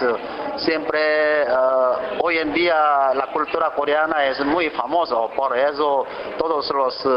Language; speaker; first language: Spanish; non-native, learner; Korean